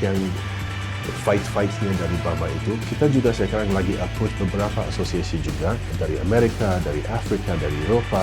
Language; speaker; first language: Indonesian; non-native, fluent; English